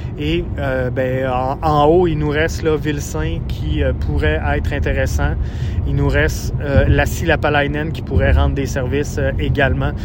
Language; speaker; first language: French; native; French